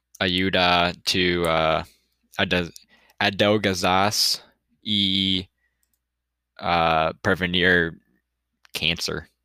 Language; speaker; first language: Spanish; non-native, learner; English